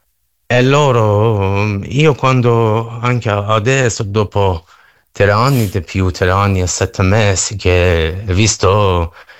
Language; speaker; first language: Italian; non-native, learner; Persian